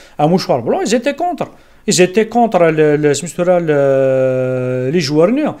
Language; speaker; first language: French; non-native, local second language; Kabyle